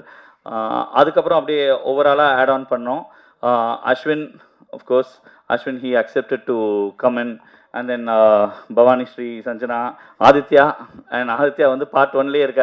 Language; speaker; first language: Tamil; native; Tamil